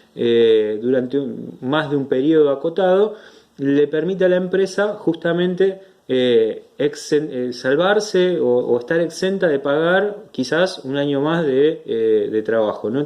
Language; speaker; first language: Spanish; native; Spanish